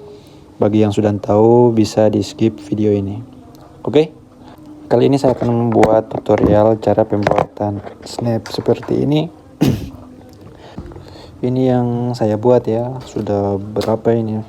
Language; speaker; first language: Indonesian; native; Indonesian